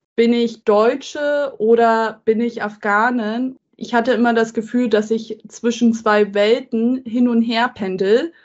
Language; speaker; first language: German; early bilingual, other home language; Persian